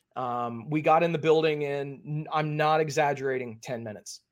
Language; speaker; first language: English; native; English